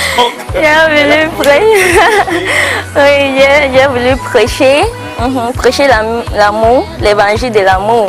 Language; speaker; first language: French; non-native, local second language; English